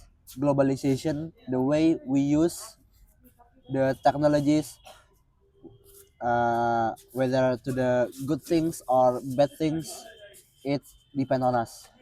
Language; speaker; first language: English; non-native, fluent; Indonesian